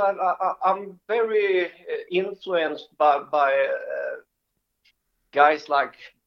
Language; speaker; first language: English; non-native, fluent; Swedish